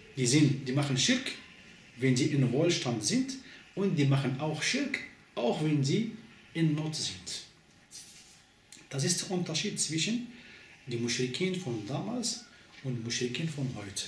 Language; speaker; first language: German; non-native, fluent; Arabic